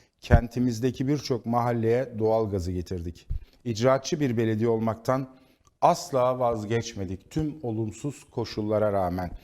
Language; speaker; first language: Turkish; native; Turkish